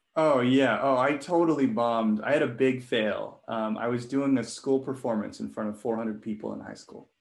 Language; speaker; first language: English; non-native, local second language; Cantonese